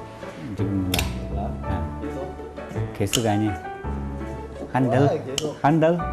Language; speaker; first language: Korean; non-native, learner; Mongolian